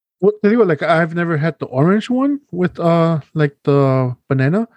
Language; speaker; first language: English; early bilingual, other home language; Spanish